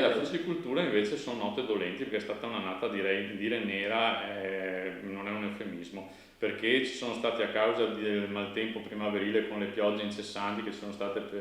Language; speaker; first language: Italian; native; Italian